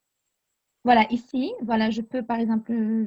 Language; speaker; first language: French; non-native, fluent; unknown